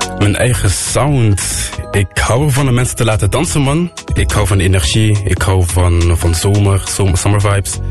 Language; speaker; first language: Dutch; non-native, local second language; French